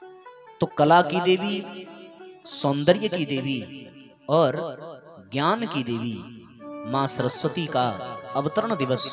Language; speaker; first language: Hindi; native; Hindi